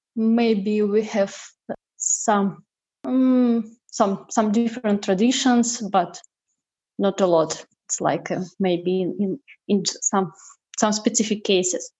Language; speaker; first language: English; non-native, learner; Russian